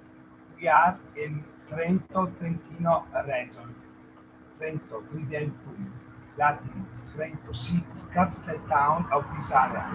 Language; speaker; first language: English; non-native, learner; Italian